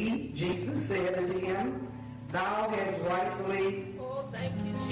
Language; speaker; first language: English; native; English